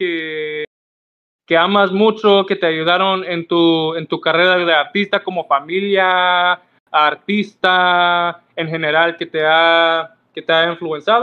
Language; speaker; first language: Spanish; non-native, learner; English